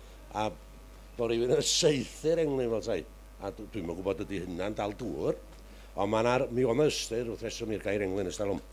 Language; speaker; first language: Welsh; native; Welsh